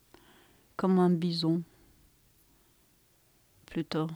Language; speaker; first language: French; non-native, fluent; Romanian